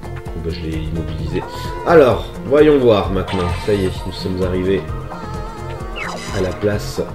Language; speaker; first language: French; native; French